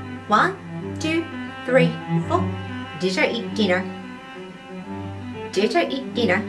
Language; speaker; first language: English; non-native, fluent; Japanese